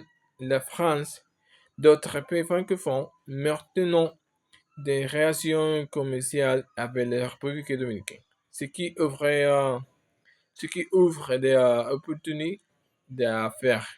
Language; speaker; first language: French; non-native, learner; Spanish